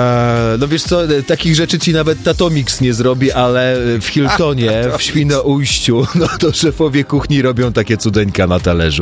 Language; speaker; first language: Polish; native; Polish